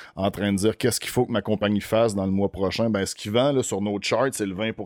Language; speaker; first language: French; native; French